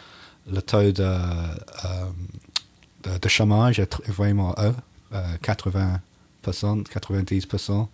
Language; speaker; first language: French; non-native, learner; English